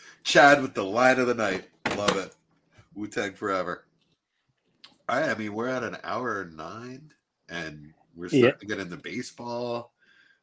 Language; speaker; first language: English; native; English